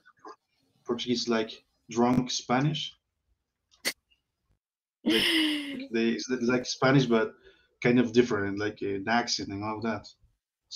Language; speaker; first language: English; non-native, learner; Spanish